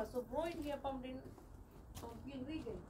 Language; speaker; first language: German; non-native, learner; Filipino